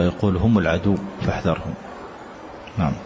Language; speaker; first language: Arabic; native; Arabic